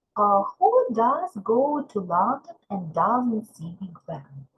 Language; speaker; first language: English; non-native, fluent; Ukrainian